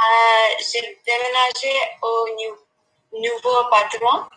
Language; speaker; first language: French; non-native, learner; English